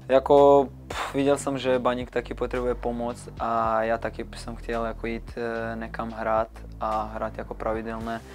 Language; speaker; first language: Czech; non-native, fluent; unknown